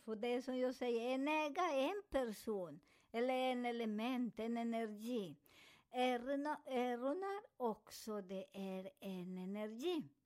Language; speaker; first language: Swedish; non-native, fluent; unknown